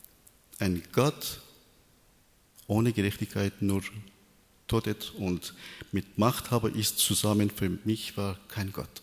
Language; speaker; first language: German; non-native, learner; Persian